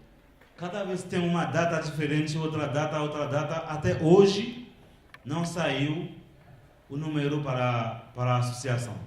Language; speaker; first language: Portuguese; non-native, local second language; Haitian Creole